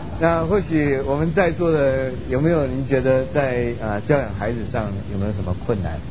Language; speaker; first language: Chinese; early bilingual, other home language; Min Nan Chinese